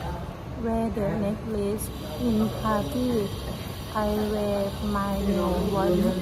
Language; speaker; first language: English; non-native, learner; Thai